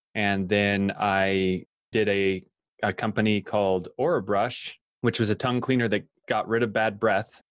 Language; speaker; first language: English; native; English